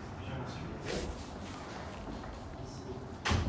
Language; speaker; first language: French; non-native, fluent; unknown